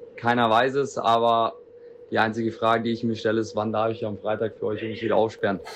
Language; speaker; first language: German; early bilingual, other home language; Albanian